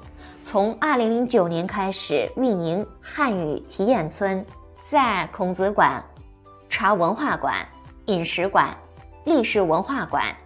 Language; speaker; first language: Chinese; non-native, fluent; Korean